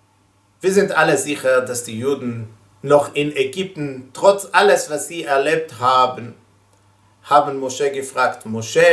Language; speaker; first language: German; non-native, fluent; Hebrew